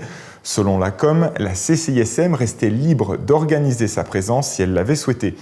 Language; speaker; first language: French; native; French